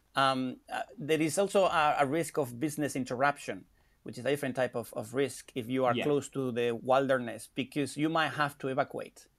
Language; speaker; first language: English; non-native, fluent; Spanish